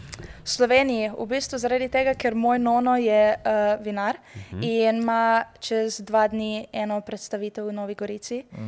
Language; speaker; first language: Slovenian; native; Slovenian